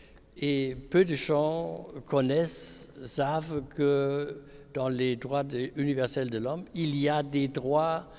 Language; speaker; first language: French; non-native, fluent; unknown